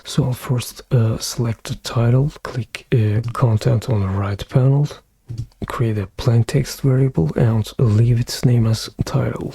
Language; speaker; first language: English; non-native, fluent; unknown